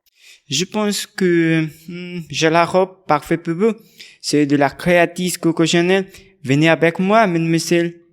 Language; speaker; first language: French; non-native, learner; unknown